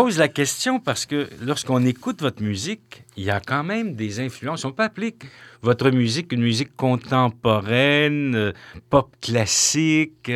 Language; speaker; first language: French; native; French